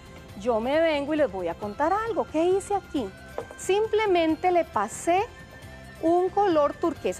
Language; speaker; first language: Spanish; native; Spanish